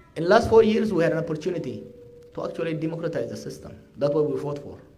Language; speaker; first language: English; non-native, local second language; Amharic